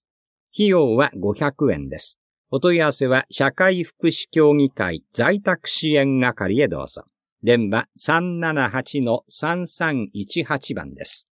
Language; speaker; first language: Japanese; native; Japanese